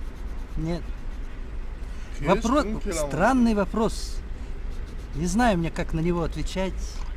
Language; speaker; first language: Russian; native; Russian